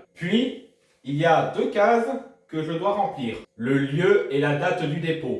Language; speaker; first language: French; native; French